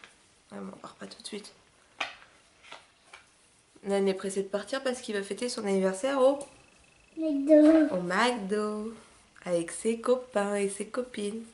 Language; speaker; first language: French; native; French